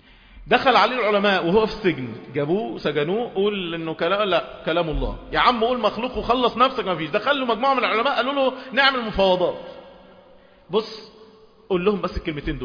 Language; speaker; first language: Arabic; native; Arabic